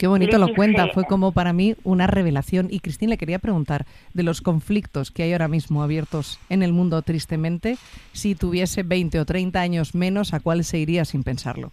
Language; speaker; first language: Spanish; native; Spanish